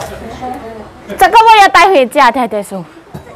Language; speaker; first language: Chinese; non-native, fluent; Indonesian